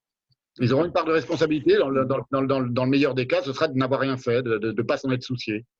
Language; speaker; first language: French; native; French